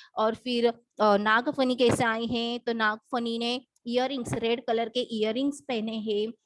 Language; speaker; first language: Hindi; non-native, local second language; Marathi